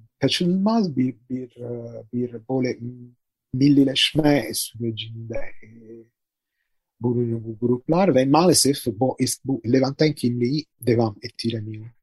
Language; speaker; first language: Turkish; non-native, fluent; Italian